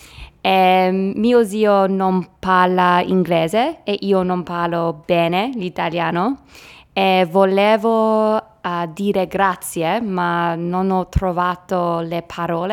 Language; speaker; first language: Italian; non-native, learner; English